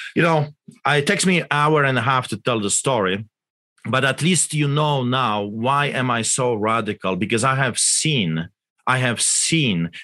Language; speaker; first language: English; non-native, fluent; Polish